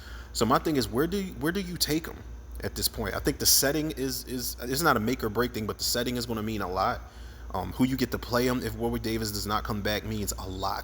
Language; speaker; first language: English; native; English